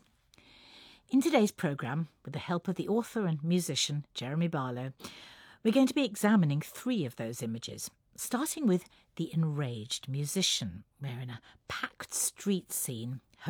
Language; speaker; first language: English; native; English